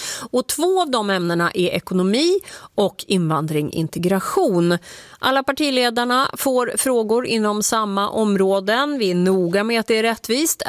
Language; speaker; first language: Swedish; native; Swedish